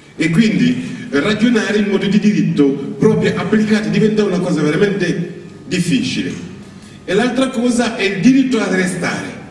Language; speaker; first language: Italian; non-native, fluent; Wolof